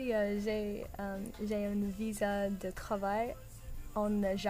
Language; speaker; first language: French; non-native, learner; English